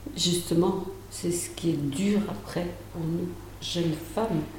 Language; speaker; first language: French; native; French